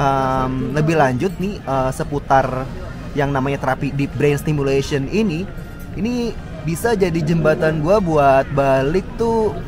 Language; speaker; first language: Indonesian; native; Indonesian